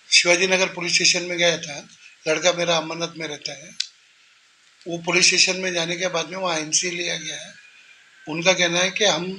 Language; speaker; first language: Hindi; non-native, local second language; Sindhi